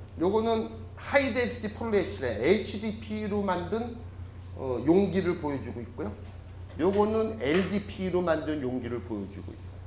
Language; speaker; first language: Korean; native; Korean